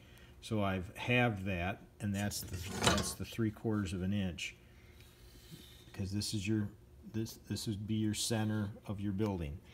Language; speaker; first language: English; native; English